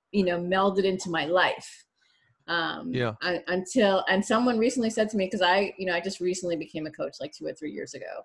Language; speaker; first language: English; native; English